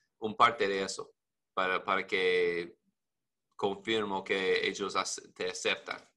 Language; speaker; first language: Spanish; non-native, learner; English